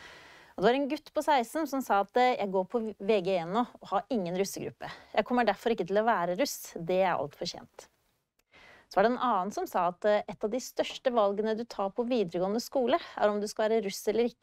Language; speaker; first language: Norwegian; native; Norwegian